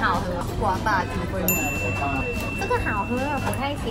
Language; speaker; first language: Chinese; non-native, learner; Thai